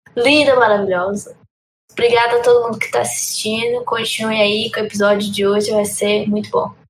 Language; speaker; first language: Portuguese; early bilingual, heritage; Portuguese